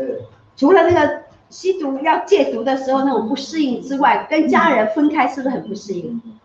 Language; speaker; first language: Chinese; native; Chinese